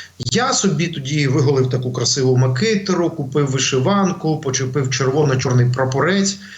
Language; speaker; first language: Ukrainian; non-native, local second language; Russian